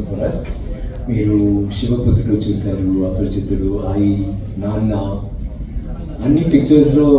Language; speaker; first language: Telugu; non-native, learner; Tamil